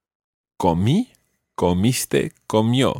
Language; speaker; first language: Spanish; non-native, fluent; English